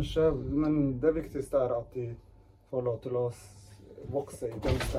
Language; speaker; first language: Norwegian; early bilingual, other home language; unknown